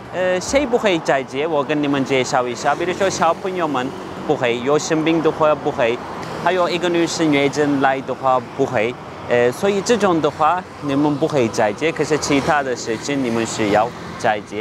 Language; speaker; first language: Chinese; non-native, fluent; Turkish